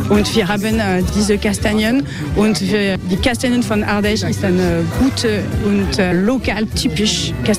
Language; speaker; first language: German; non-native, learner; French